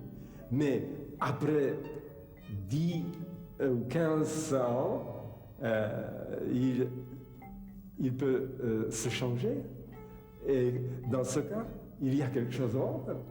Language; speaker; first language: French; non-native, fluent; Czech